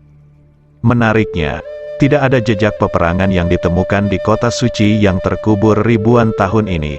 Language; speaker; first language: Indonesian; native; Indonesian